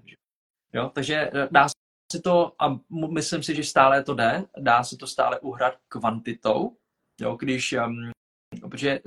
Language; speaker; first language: Czech; early bilingual, other home language; Vietnamese